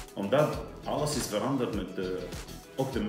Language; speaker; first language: Dutch; non-native, learner; Arabic